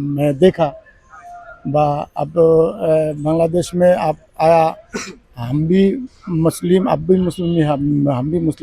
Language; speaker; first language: Hindi; non-native, learner; Bangla